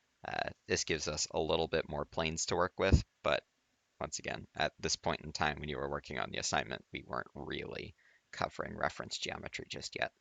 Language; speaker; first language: English; native; English